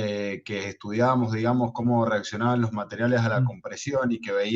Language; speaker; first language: Spanish; native; Spanish